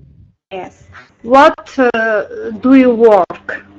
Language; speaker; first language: English; non-native, learner; Armenian